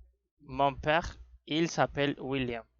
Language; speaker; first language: French; non-native, learner; Spanish